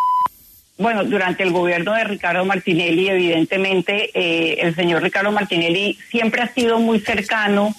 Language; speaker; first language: Spanish; native; Spanish